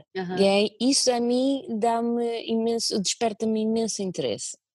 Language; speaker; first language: Portuguese; non-native, fluent; Russian